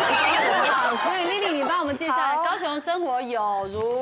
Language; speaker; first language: Chinese; native; Chinese